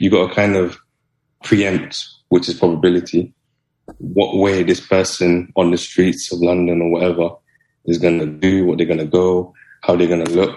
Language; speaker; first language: English; native; English